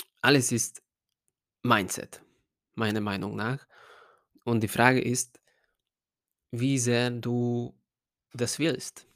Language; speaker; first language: German; non-native, fluent; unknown